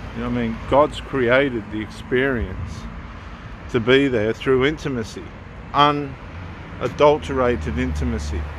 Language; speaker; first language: English; native; English